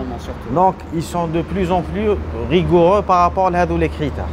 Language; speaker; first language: French; non-native, local second language; Arabic